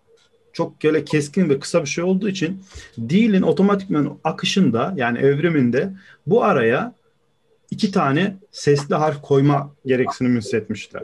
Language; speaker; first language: Turkish; native; Turkish